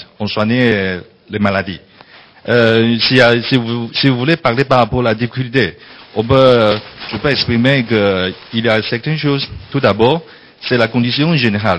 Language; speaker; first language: French; non-native, fluent; Chinese